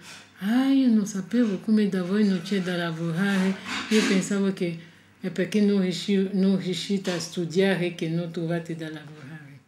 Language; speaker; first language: Italian; non-native, fluent; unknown